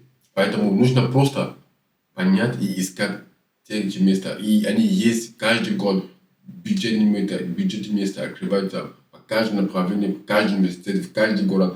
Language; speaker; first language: Russian; non-native, fluent; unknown